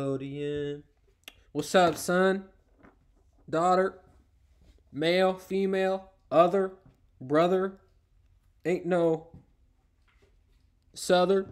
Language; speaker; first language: English; native; English